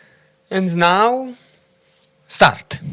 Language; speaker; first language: English; non-native, learner; Polish